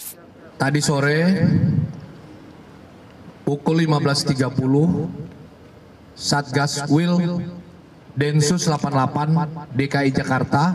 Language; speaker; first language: Indonesian; native; Indonesian